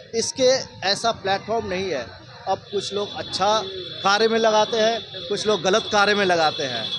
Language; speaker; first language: Hindi; non-native, local second language; Bangla